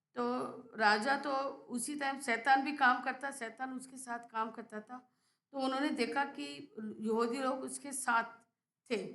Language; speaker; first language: Hindi; non-native, local second language; Bangla